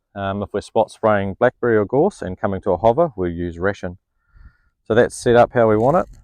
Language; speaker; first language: English; native; English